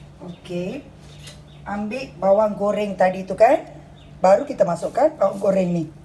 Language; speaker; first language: Malay; non-native, local second language; Tamil